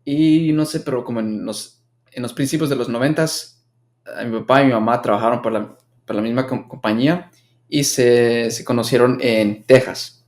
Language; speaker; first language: Spanish; early bilingual, heritage; Spanish